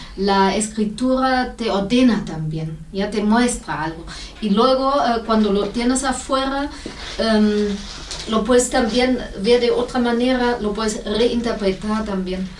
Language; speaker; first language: Spanish; non-native, fluent; German